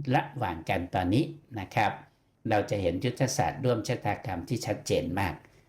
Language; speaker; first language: Thai; native; Thai